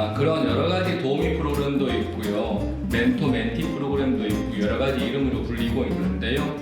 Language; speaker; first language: Korean; native; Korean